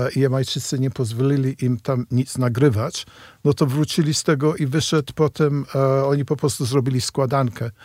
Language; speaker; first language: Polish; non-native, fluent; English